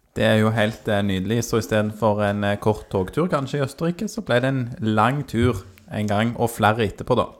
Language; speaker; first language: Norwegian; native; Norwegian